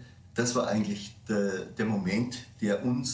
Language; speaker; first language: German; native; German